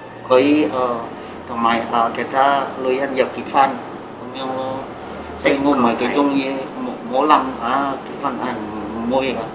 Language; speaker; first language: Cantonese; non-native, fluent; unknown